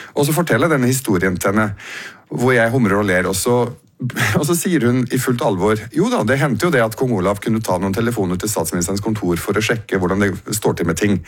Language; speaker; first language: Norwegian; early bilingual, other home language; Arabic